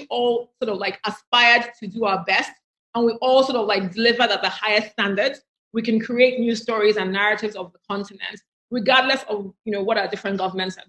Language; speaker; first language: English; non-native, local second language; Igbo